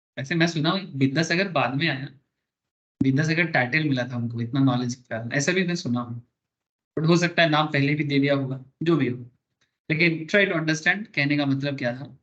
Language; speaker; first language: Hindi; non-native, local second language; Bangla